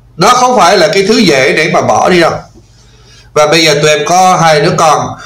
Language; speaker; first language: Vietnamese; non-native, fluent; English